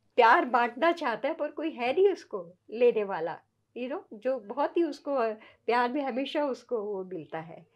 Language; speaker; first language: Hindi; native; Hindi